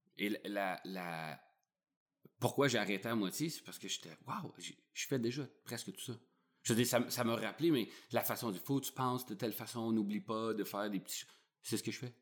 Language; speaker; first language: French; native; French